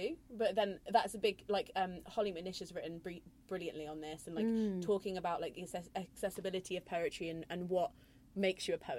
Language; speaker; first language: English; native; English